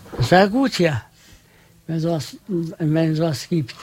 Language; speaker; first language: German; non-native, learner; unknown